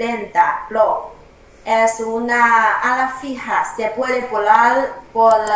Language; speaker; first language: Spanish; non-native, learner; Chinese